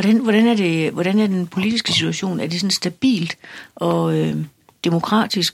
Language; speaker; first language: Danish; native; Danish